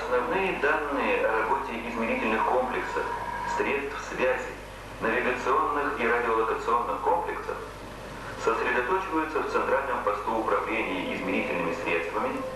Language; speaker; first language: Russian; native; Russian